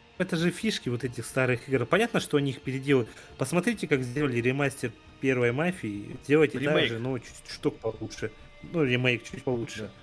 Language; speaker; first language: Russian; native; Russian